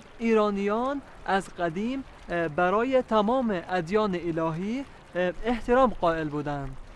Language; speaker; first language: Persian; non-native, learner; Arabic